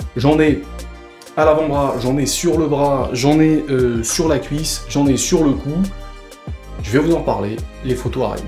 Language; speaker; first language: French; early bilingual, other home language; Portuguese